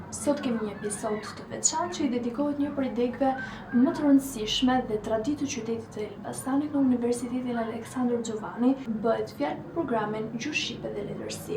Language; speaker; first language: Albanian; native; Albanian